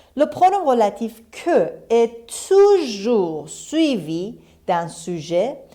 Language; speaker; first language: French; non-native, fluent; Persian